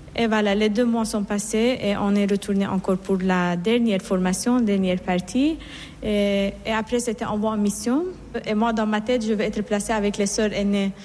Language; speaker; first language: French; non-native, fluent; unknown